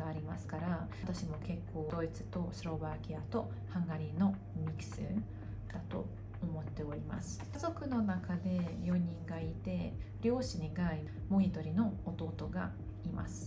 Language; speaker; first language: Japanese; non-native, fluent; Hungarian